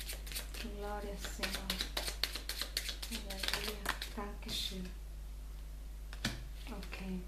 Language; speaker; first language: German; non-native, fluent; Spanish